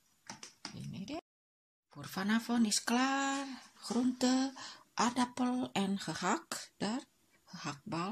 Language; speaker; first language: Dutch; non-native, learner; Indonesian